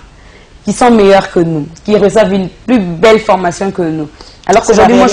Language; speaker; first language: French; non-native, local second language; Lingala